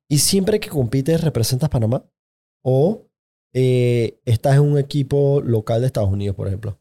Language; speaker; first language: Spanish; native; Spanish